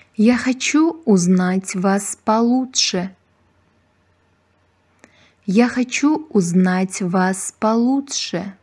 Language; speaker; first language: Russian; non-native, fluent; Uzbek